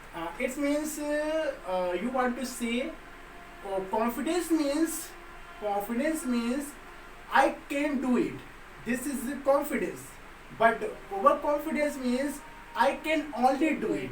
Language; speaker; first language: English; non-native, local second language; Hindi